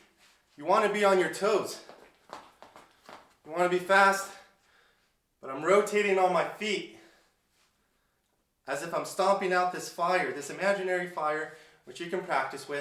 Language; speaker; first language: English; native; English